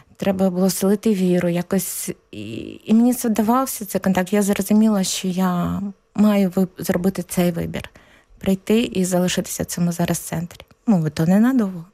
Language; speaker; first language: Ukrainian; native; Ukrainian